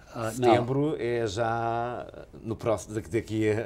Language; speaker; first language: Portuguese; native; Portuguese